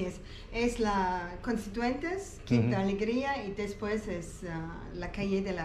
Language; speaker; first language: Spanish; non-native, learner; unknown